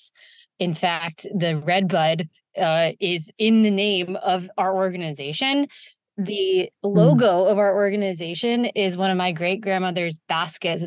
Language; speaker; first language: English; native; English